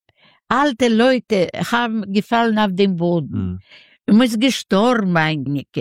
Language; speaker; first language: German; non-native, learner; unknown